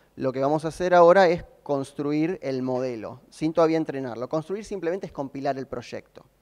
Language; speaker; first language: Spanish; native; Spanish